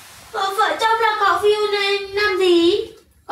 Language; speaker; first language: Vietnamese; non-native, learner; Javanese